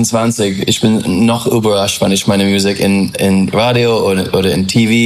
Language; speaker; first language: German; non-native, fluent; English